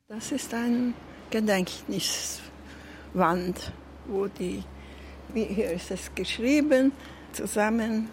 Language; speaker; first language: German; non-native, fluent; Hungarian